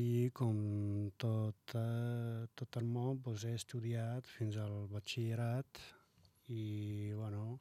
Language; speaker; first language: Catalan; non-native, learner; Arabic